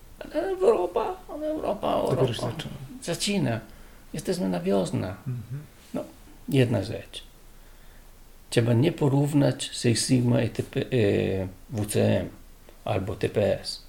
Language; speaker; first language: Polish; non-native, learner; Italian